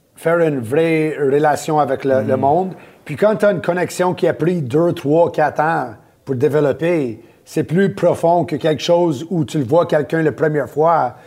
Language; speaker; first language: French; native; French